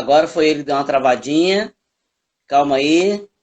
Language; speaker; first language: Portuguese; native; Portuguese